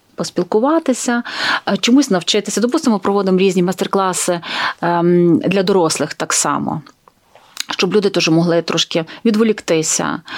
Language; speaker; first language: Ukrainian; native; Ukrainian